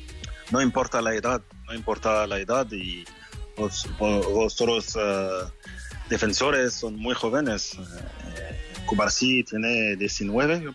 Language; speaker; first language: Spanish; non-native, fluent; French